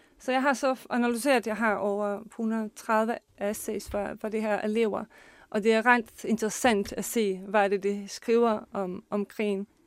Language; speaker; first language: Danish; non-native, fluent; Bosnian